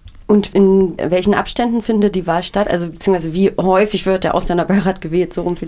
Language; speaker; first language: German; native; German